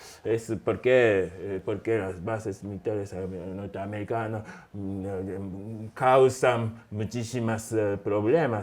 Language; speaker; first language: Spanish; non-native, fluent; Japanese